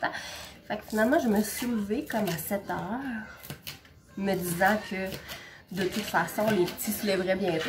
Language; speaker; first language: French; native; French